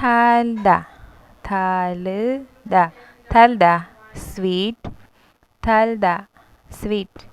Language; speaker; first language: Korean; non-native, learner; Hindi